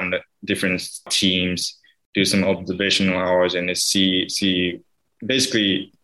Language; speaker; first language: English; non-native, fluent; Japanese